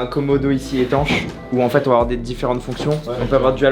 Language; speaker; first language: French; native; French